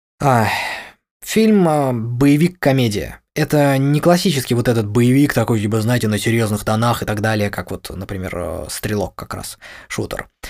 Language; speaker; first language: Russian; native; Russian